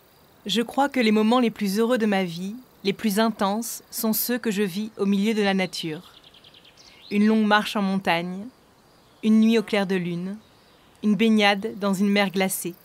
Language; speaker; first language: French; native; French